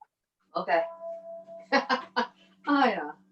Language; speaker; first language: Chinese; early bilingual, heritage; Chinese